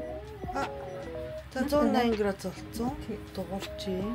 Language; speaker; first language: Mongolian; non-native, fluent; Japanese